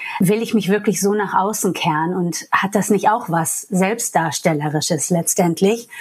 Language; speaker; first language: German; non-native, fluent; English